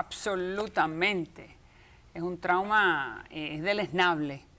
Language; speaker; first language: Spanish; native; Spanish